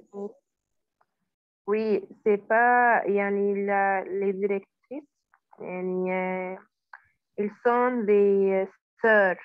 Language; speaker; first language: French; non-native, learner; Arabic